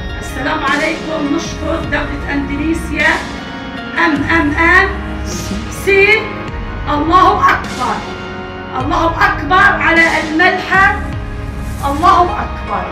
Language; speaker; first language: Arabic; native; Arabic